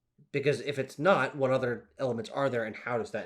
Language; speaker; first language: English; native; English